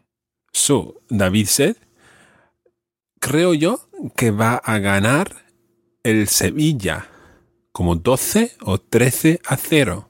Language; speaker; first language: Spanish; non-native, fluent; English